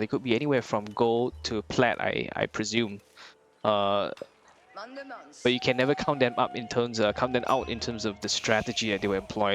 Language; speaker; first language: English; native; English